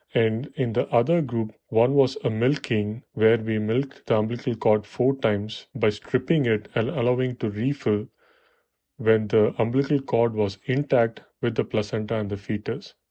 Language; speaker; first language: English; non-native, local second language; Tamil